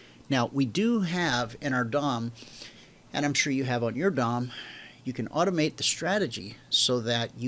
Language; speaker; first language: English; native; English